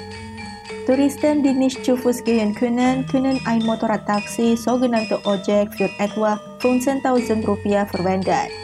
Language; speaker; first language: German; non-native, fluent; Indonesian